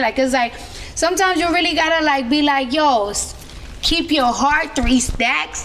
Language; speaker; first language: English; native; English